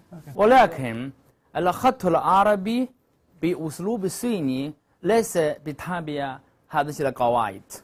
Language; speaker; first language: Arabic; non-native, learner; Chinese